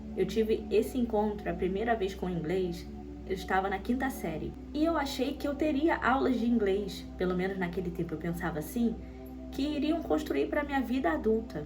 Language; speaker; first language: Portuguese; native; Portuguese